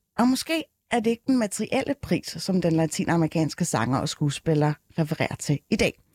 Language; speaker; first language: Danish; early bilingual, other home language; Arabic